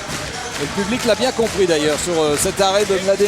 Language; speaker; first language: French; native; French